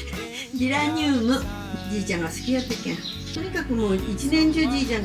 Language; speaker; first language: Japanese; native; Japanese